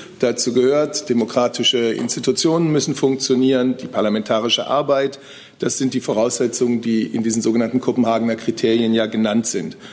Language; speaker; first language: German; native; German